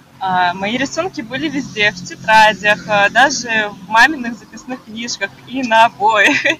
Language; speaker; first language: Russian; native; Russian